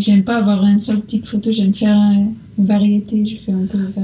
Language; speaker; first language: French; non-native, learner; Portuguese